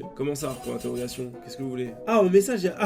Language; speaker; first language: French; native; French